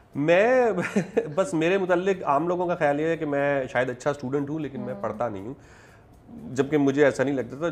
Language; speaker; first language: Urdu; non-native, local second language; Punjabi